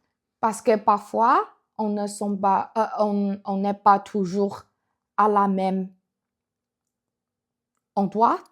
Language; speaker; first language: French; non-native, learner; Chinese